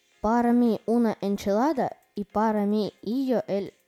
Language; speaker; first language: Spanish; non-native, learner; Russian